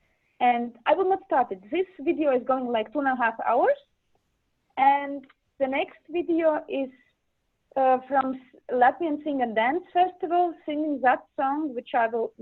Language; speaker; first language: English; non-native, learner; Latvian